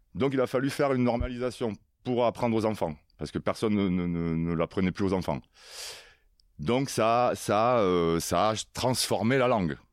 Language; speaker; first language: French; native; French